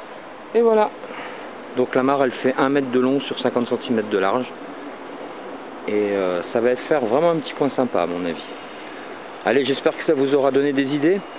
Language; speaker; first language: French; native; French